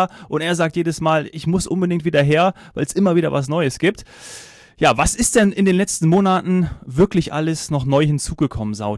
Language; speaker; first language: German; native; German